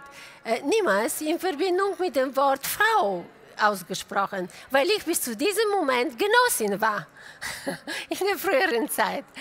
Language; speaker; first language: German; non-native, fluent; Bulgarian